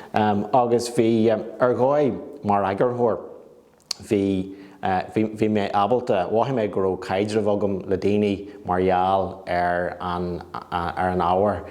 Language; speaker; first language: Irish; native; Irish